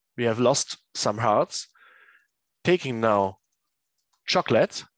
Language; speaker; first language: English; non-native, learner; German